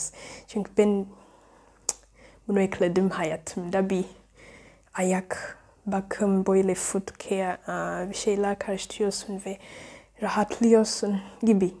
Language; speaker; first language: Turkish; non-native, learner; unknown